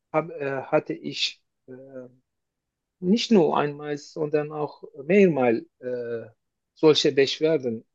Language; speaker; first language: German; non-native, learner; Turkish